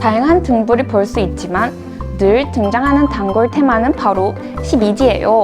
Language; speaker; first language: Korean; non-native, fluent; Chinese